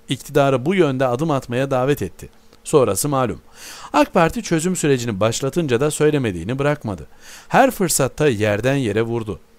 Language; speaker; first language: Turkish; native; Turkish